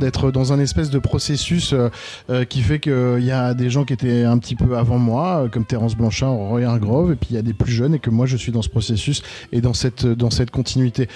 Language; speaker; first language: French; native; French